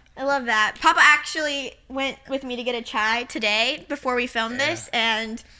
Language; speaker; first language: English; native; English